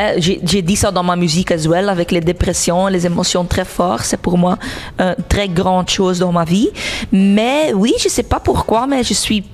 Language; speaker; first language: French; non-native, local second language; Dutch